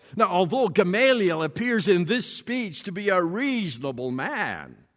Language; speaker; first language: English; native; English